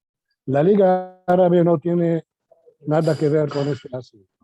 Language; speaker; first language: Spanish; non-native, fluent; Arabic